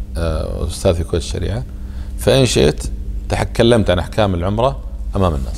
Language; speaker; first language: Arabic; native; Arabic